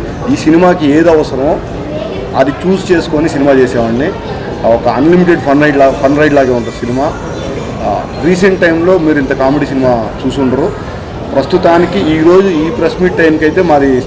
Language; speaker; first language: Telugu; native; Telugu